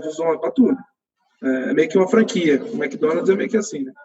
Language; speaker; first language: Portuguese; native; Portuguese